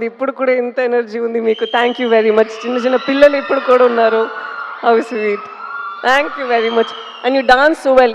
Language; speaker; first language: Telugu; non-native, fluent; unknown